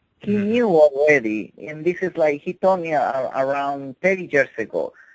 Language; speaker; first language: English; non-native, fluent; Spanish